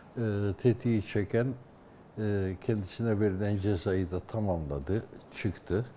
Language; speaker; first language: Turkish; native; Turkish